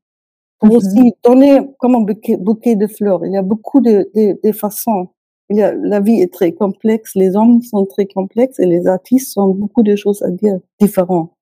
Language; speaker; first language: French; non-native, fluent; German